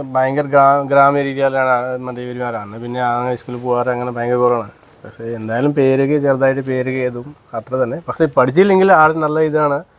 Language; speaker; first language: Malayalam; non-native, learner; Nepali